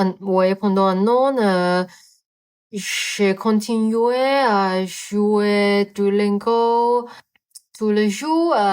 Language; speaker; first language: French; non-native, learner; Cantonese